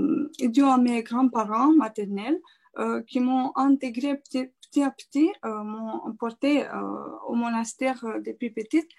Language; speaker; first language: French; non-native, fluent; Romanian